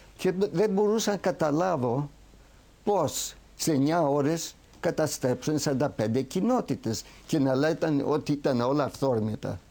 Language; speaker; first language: Greek; early bilingual, heritage; Greek